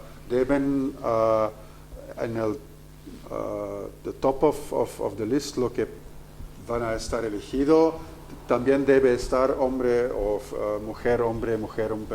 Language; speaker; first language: Spanish; non-native, fluent; Dutch